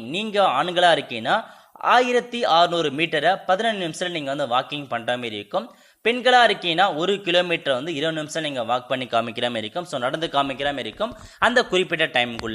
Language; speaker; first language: Tamil; native; Tamil